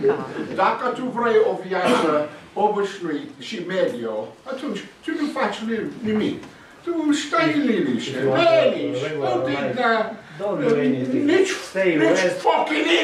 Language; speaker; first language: Romanian; non-native, learner; English